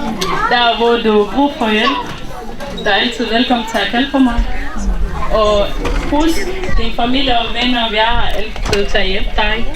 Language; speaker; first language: Danish; early bilingual, other home language; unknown